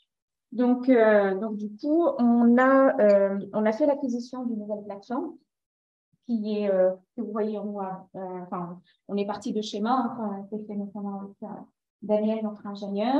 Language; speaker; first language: French; native; French